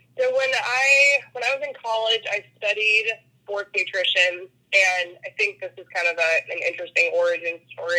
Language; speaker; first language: English; native; English